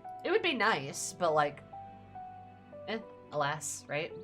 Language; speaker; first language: English; native; English